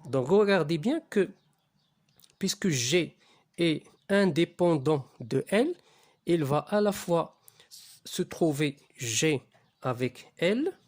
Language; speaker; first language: French; non-native, local second language; Arabic